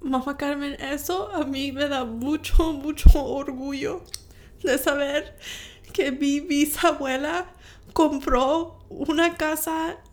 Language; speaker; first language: Spanish; early bilingual, heritage; Spanish